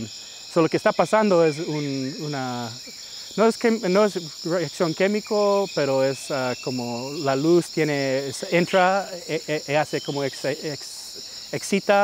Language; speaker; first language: Spanish; early bilingual, heritage; English